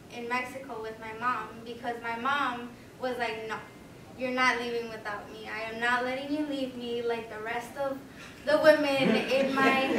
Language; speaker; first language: English; native; English